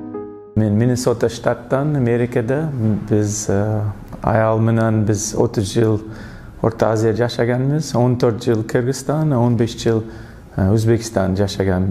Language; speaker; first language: Kyrgyz; non-native, learner; English